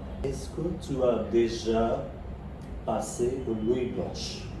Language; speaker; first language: French; non-native, fluent; Bangla